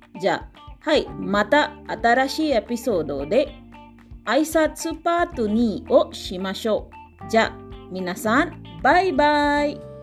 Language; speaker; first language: Japanese; non-native, learner; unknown